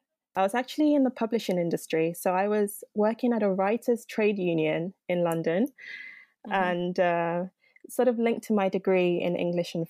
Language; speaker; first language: English; non-native, local second language; Yoruba